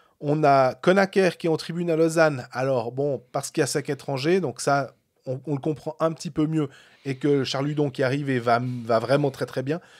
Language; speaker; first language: French; native; French